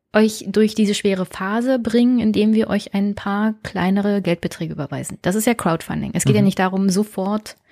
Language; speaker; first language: German; native; German